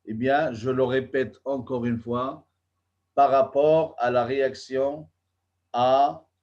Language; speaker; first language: French; non-native, local second language; Arabic